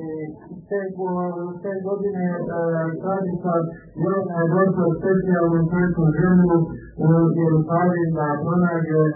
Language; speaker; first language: Russian; non-native, learner; Serbian